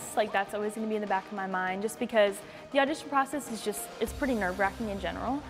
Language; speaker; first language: English; native; English